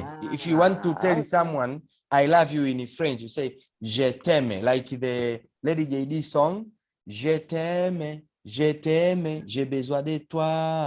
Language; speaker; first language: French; non-native, fluent; Swahili